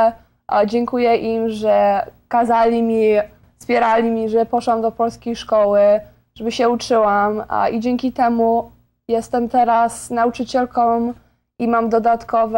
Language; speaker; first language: Polish; early bilingual, heritage; Polish